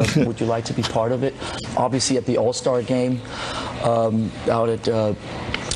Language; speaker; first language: English; early bilingual, other home language; Danish